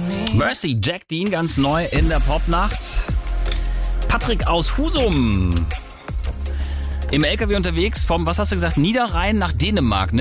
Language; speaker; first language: German; native; German